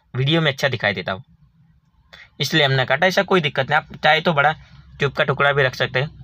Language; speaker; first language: Hindi; non-native, local second language; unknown